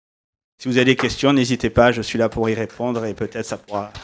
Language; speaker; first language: French; native; French